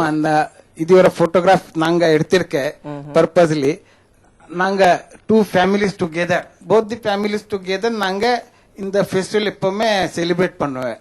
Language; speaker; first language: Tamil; non-native, fluent; Marathi